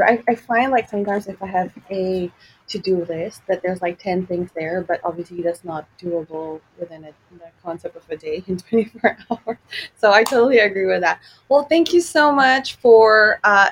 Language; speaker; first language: English; non-native, local second language; Filipino